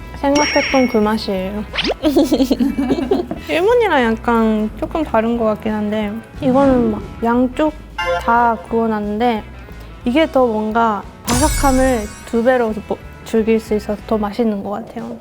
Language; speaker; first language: Korean; non-native, fluent; Japanese